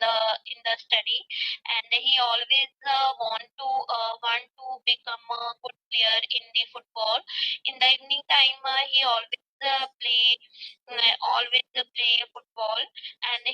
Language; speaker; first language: English; non-native, learner; Punjabi